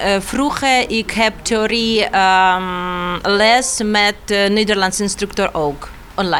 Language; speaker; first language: Dutch; non-native, learner; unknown